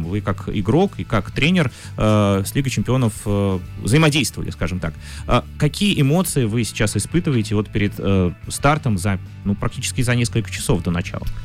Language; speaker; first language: Russian; native; Russian